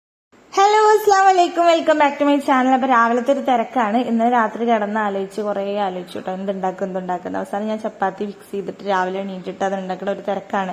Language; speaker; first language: Malayalam; native; Malayalam